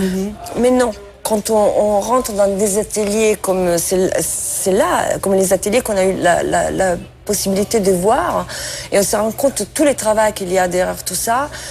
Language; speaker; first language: French; non-native, fluent; Italian